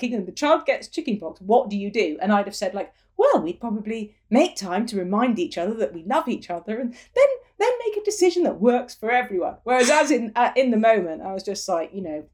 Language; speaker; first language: English; native; English